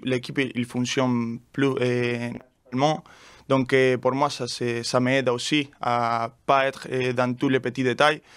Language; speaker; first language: French; non-native, learner; Spanish